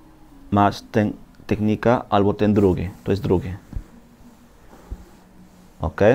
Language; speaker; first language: Polish; non-native, learner; Spanish